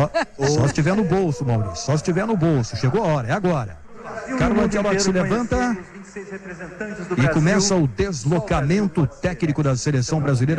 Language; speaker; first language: Portuguese; native; Portuguese